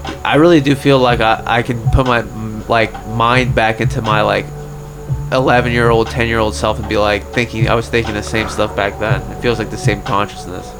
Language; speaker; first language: English; early bilingual, other home language; Polish